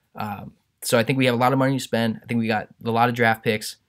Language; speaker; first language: English; native; English